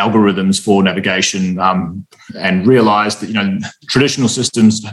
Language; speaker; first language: English; native; English